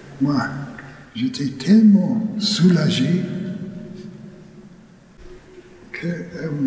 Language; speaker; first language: French; non-native, learner; English